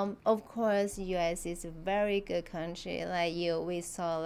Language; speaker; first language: English; non-native, fluent; Chinese